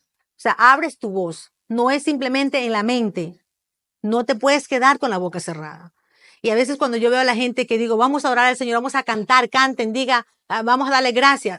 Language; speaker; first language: Spanish; native; Spanish